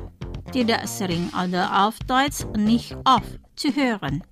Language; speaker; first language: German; non-native, fluent; Indonesian